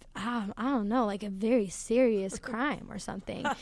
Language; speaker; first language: English; non-native, fluent; Swedish